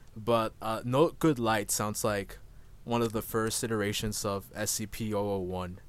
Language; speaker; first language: English; native; English